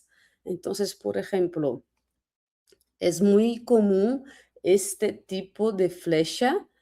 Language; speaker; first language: Spanish; non-native, fluent; Portuguese